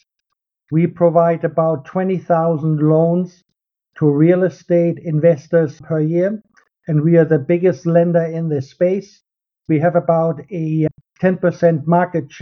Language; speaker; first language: English; non-native, fluent; German